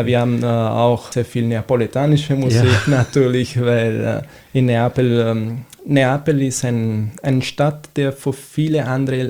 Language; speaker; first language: German; non-native, fluent; Italian